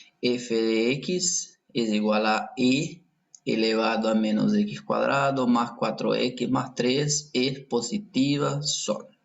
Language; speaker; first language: Spanish; non-native, fluent; Portuguese